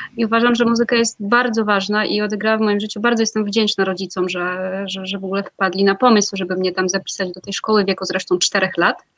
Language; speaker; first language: Polish; non-native, fluent; Russian